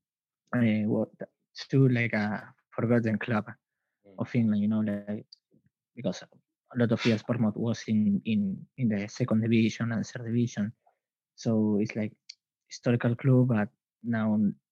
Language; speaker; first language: English; non-native, learner; Spanish